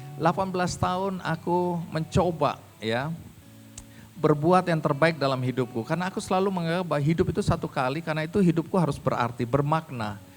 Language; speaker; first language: Indonesian; native; Indonesian